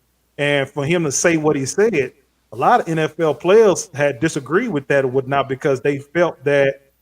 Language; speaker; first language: English; native; English